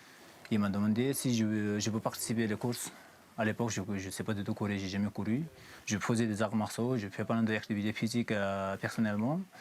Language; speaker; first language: French; non-native, fluent; Sherpa